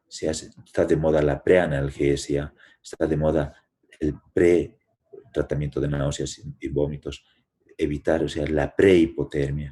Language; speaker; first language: Spanish; native; Spanish